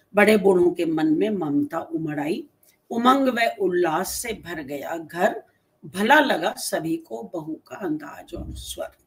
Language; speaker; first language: Hindi; native; Hindi